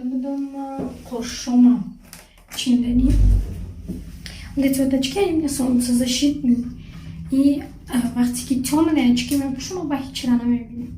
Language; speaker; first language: Russian; non-native, local second language; Tajik